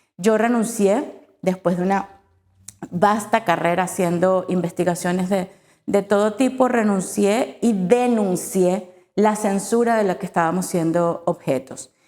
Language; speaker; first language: Spanish; native; Spanish